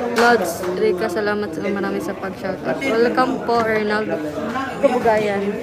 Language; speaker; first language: Filipino; non-native, local second language; Cebuano